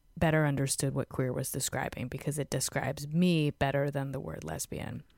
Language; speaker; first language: English; native; English